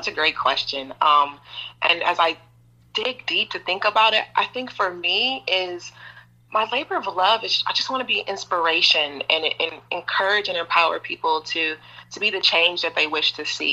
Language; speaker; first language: English; native; English